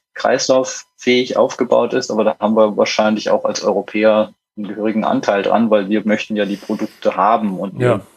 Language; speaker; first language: German; native; German